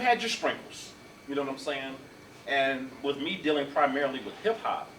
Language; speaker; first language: English; native; English